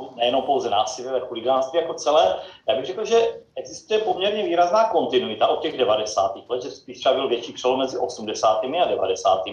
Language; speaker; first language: Czech; native; Czech